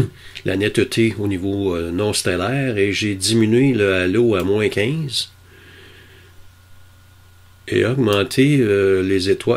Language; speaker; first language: French; native; French